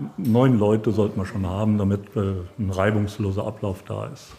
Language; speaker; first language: German; native; German